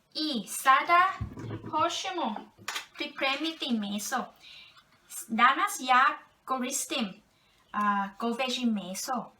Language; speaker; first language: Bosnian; non-native, learner; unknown